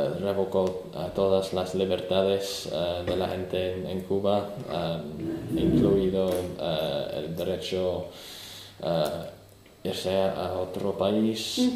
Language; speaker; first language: Spanish; non-native, learner; English